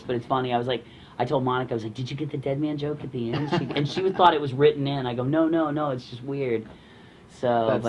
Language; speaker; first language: English; native; English